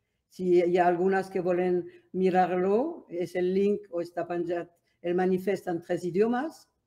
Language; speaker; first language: Catalan; non-native, local second language; Spanish